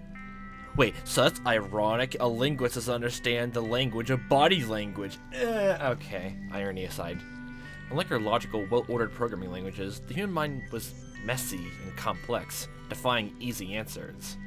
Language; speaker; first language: English; native; English